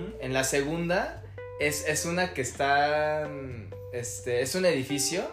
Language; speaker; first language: Spanish; native; Spanish